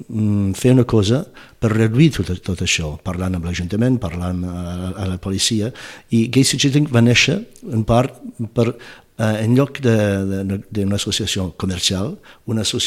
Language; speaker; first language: Catalan; non-native, fluent; English